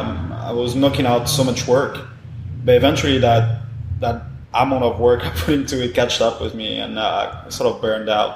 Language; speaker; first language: English; non-native, fluent; French